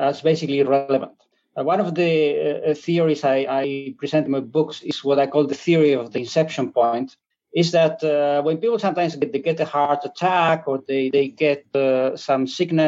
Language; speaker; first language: English; non-native, fluent; Spanish